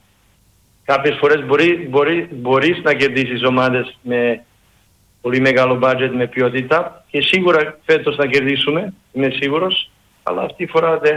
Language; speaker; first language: Greek; non-native, learner; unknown